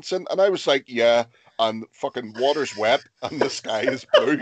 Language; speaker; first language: English; native; English